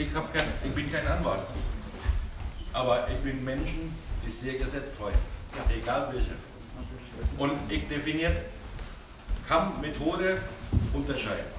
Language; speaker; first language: German; non-native, learner; Thai